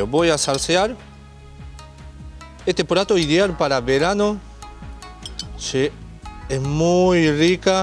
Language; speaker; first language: Spanish; non-native, learner; Japanese